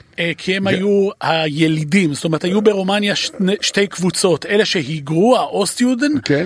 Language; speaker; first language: Hebrew; native; Hebrew